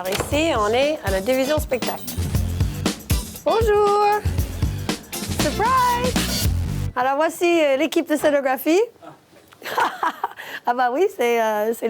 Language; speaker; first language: French; non-native, fluent; English